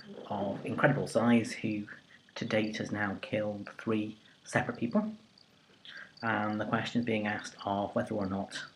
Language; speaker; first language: English; native; English